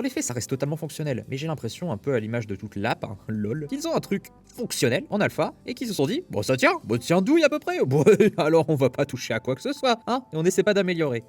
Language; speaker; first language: French; native; French